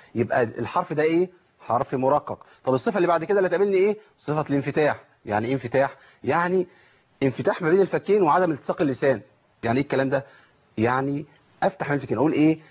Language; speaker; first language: Arabic; native; Arabic